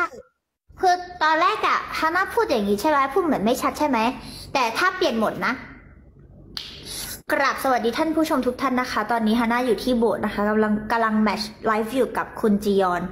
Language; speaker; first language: Thai; early bilingual, other home language; Korean